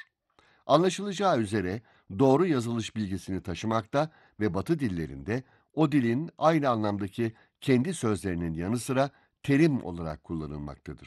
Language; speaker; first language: Turkish; native; Turkish